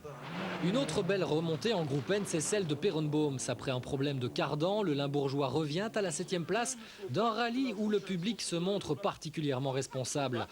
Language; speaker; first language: French; native; French